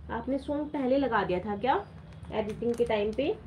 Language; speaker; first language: Hindi; native; Hindi